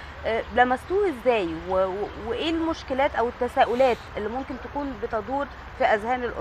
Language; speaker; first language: Arabic; native; Arabic